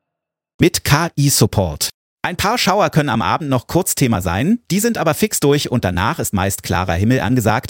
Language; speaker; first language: German; native; German